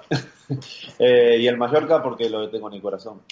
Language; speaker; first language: Spanish; native; Spanish